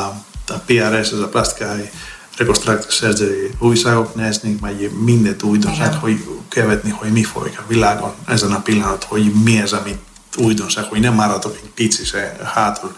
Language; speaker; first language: Hungarian; non-native, fluent; Greek